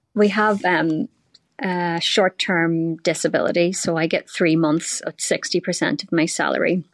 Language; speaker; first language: English; native; English